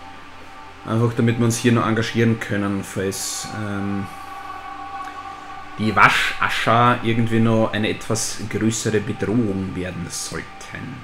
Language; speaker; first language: German; native; German